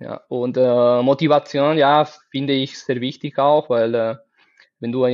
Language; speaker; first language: German; non-native, learner; Spanish